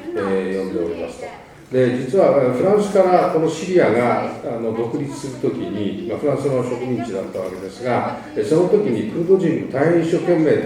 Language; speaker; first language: Japanese; native; Japanese